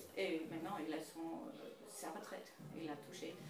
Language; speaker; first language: French; non-native, fluent; Dutch